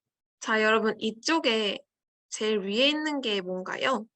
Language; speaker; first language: Korean; native; Korean